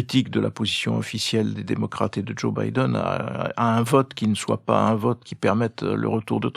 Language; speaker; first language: French; native; French